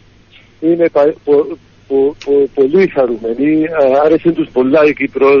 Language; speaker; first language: Greek; early bilingual, heritage; Greek